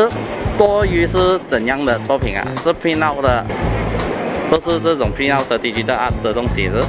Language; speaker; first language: Chinese; non-native, local second language; Cantonese